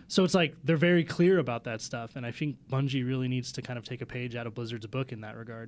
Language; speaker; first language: English; native; English